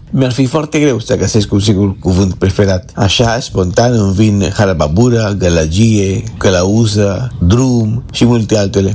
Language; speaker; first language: Romanian; non-native, fluent; Spanish